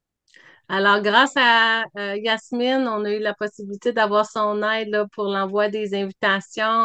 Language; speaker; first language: French; native; French